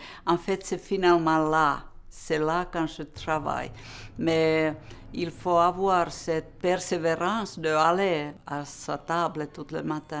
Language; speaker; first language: French; non-native, fluent; Finnish